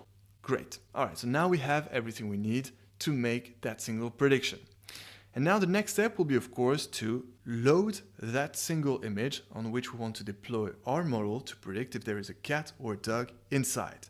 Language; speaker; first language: English; non-native, fluent; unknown